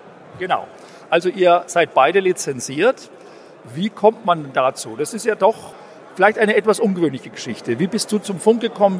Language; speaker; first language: German; native; German